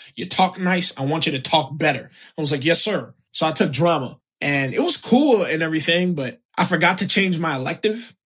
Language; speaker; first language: English; native; English